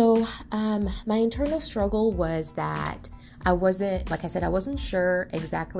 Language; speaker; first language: English; non-native, fluent; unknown